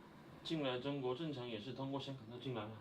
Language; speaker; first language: Chinese; native; Chinese